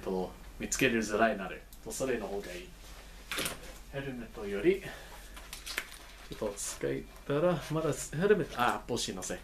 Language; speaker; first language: Japanese; non-native, learner; English